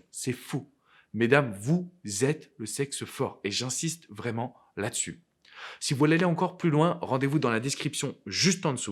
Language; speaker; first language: French; native; French